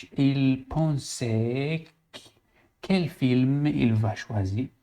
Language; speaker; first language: French; non-native, learner; Arabic